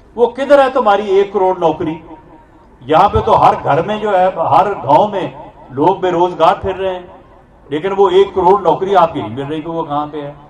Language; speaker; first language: Urdu; non-native, local second language; Punjabi